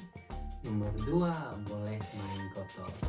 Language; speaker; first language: Indonesian; non-native, fluent; German